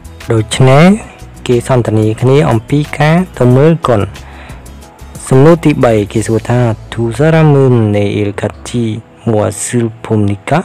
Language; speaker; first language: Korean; non-native, fluent; Khmer